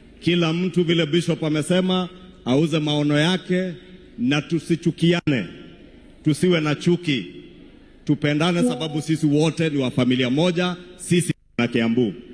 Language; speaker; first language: Swahili; non-native, local second language; Kikuyu